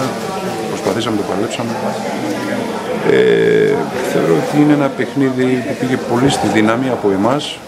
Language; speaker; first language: Greek; native; Greek